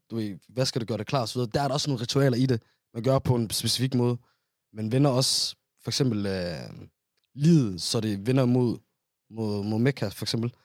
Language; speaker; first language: Danish; early bilingual, other home language; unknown